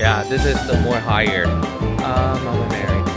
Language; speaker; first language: English; non-native, learner; Korean